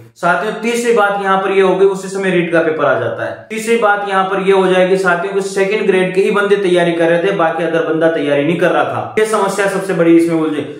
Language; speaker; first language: Hindi; native; Hindi